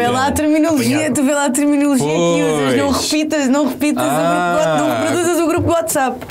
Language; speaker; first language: Portuguese; native; Portuguese